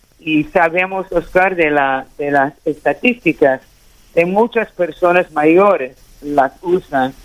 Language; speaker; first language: Spanish; early bilingual, heritage; Spanish